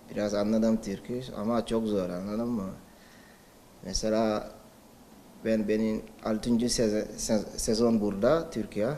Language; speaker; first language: Turkish; non-native, learner; French